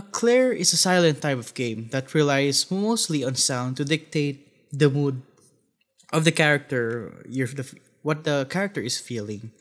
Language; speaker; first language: English; non-native, fluent; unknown